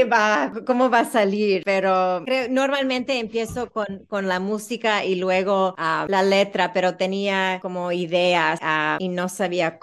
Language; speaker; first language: Spanish; early bilingual, heritage; Spanish